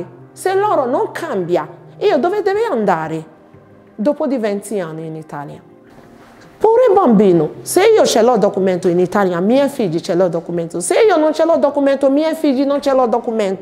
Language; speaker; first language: Italian; non-native, learner; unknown